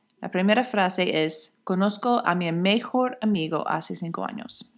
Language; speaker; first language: Spanish; non-native, fluent; English